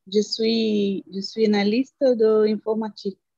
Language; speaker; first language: French; non-native, learner; Portuguese